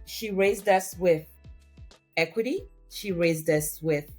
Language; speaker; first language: English; non-native, fluent; French